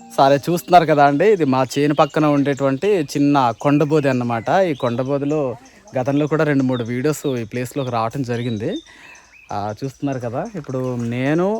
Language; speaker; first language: Telugu; non-native, local second language; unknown